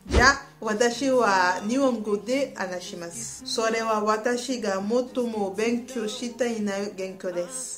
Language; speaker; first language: Japanese; non-native, learner; Lingala